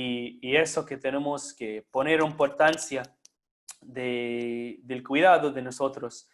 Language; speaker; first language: Spanish; non-native, fluent; English